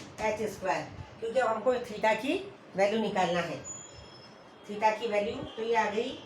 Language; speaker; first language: Hindi; native; Hindi